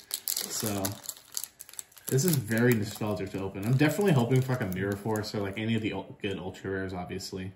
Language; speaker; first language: English; native; English